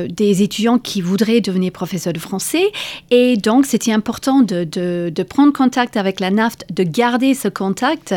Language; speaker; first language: French; non-native, fluent; English